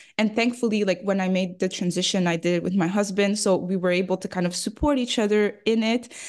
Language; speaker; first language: English; early bilingual, other home language; French